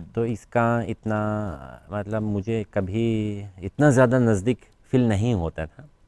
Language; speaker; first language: Hindi; non-native, fluent; Polish